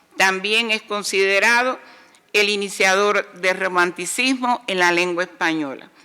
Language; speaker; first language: Spanish; native; Spanish